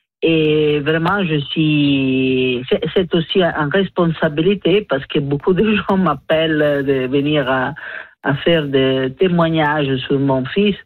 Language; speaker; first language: French; non-native, learner; Italian